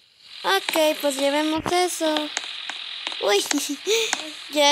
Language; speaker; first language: Spanish; native; Spanish